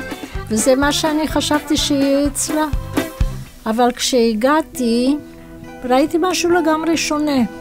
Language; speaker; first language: Hebrew; non-native, fluent; Romanian